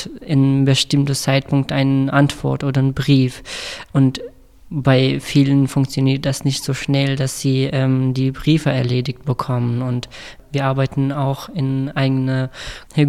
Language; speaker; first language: German; non-native, fluent; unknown